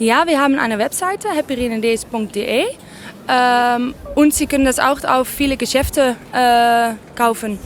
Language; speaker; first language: German; non-native, learner; Dutch